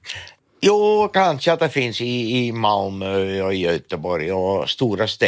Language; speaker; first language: Swedish; non-native, fluent; Dutch